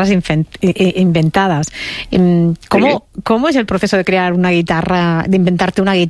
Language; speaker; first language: Spanish; native; Spanish